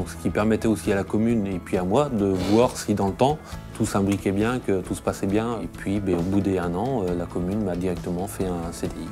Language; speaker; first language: French; native; French